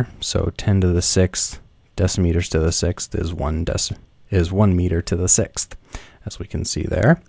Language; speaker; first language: English; native; English